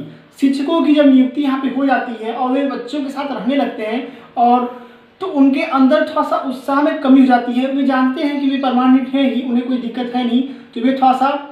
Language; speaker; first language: Hindi; native; Hindi